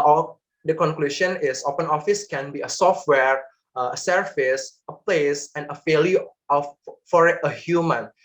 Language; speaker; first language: English; non-native, learner; Indonesian